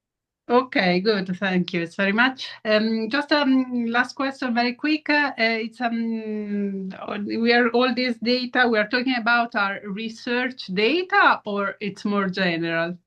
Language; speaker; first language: English; non-native, fluent; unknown